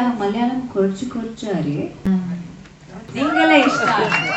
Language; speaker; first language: Malayalam; non-native, learner; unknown